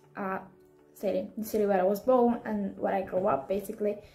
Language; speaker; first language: English; non-native, fluent; Italian